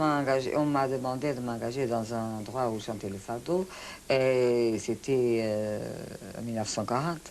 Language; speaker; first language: French; non-native, fluent; Portuguese